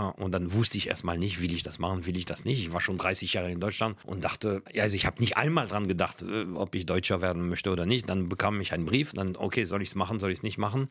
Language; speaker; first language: German; non-native, fluent; French